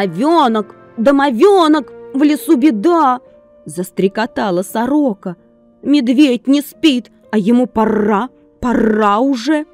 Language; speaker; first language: Russian; native; Russian